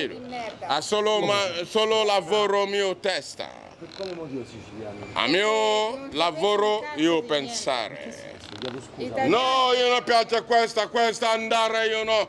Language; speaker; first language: Italian; non-native, learner; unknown